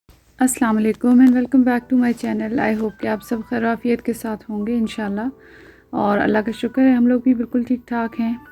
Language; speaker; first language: Urdu; native; Urdu